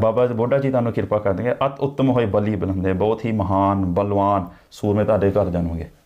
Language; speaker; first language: Punjabi; early bilingual, heritage; Punjabi